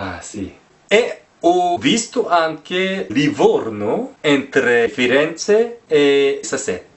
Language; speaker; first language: Italian; non-native, learner; Korean